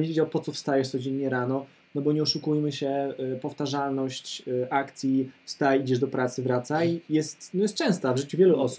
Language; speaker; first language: Polish; native; Polish